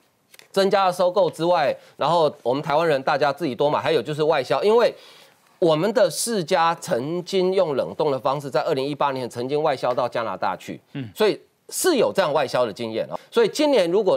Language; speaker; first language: Chinese; native; Chinese